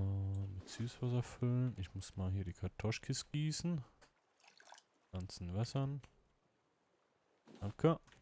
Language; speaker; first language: German; native; German